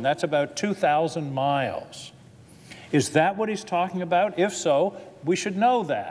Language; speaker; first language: English; native; English